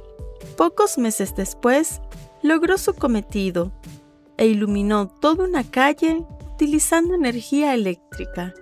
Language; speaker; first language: Spanish; native; Spanish